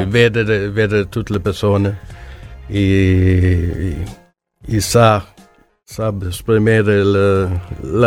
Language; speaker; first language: Italian; non-native, learner; Swedish